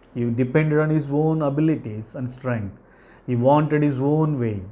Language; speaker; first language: English; non-native, local second language; Telugu